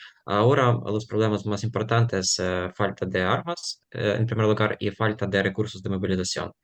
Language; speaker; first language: Spanish; non-native, fluent; Ukrainian